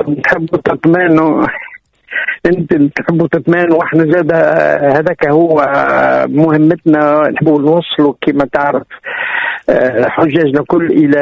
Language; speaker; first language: Arabic; native; Arabic